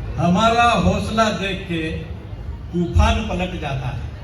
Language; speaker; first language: Hindi; non-native, local second language; Marathi